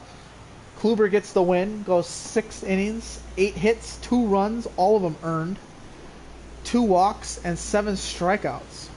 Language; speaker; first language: English; native; English